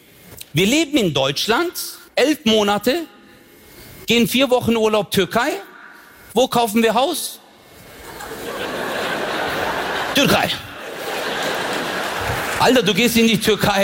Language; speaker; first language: German; early bilingual, other home language; Turkish